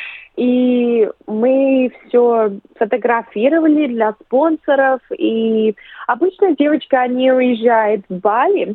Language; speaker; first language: Russian; early bilingual, other home language; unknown